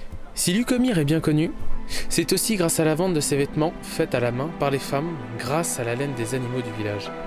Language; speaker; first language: French; native; French